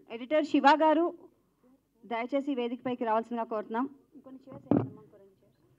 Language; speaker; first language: Telugu; native; Telugu